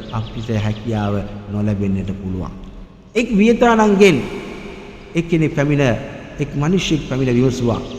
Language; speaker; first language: Sinhala; non-native, local second language; Tamil